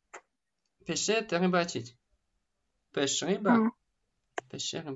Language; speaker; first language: Russian; native; Russian